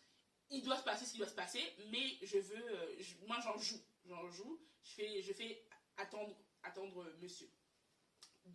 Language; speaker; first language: French; native; French